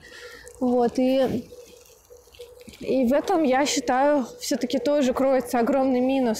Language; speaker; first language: Russian; native; Russian